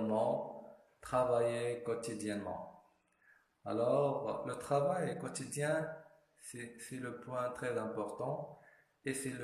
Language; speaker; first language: French; non-native, fluent; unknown